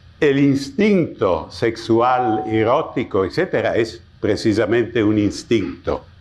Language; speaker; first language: Spanish; non-native, fluent; Italian